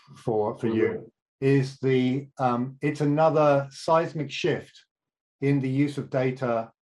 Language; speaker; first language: English; native; English